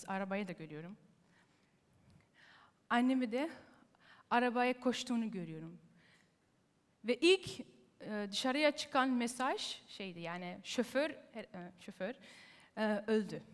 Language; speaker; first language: Turkish; early bilingual, heritage; Turkish